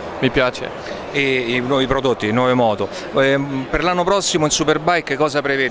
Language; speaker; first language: Italian; native; Italian